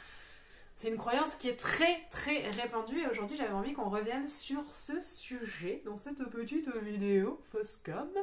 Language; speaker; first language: French; native; French